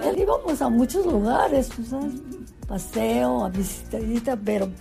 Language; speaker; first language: Spanish; early bilingual, heritage; Spanish